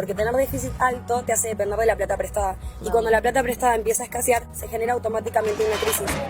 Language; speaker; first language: Spanish; native; Spanish